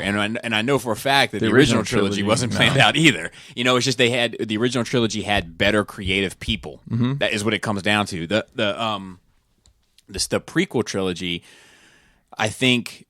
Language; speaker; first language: English; native; English